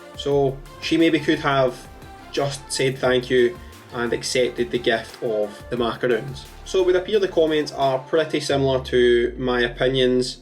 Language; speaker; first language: English; native; English